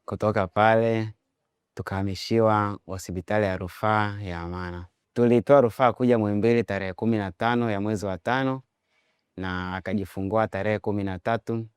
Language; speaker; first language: Swahili; native; Swahili